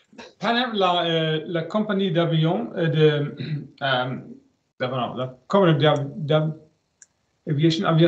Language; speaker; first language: French; non-native, learner; German